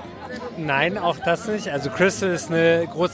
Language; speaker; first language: German; native; German